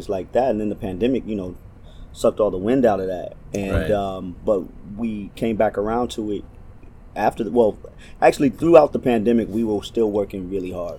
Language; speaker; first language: English; native; English